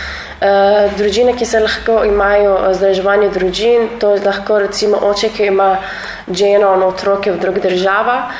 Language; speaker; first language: Slovenian; non-native, learner; Arabic